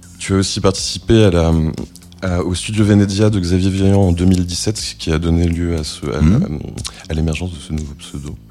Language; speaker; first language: French; native; French